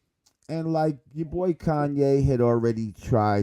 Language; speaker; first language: English; native; English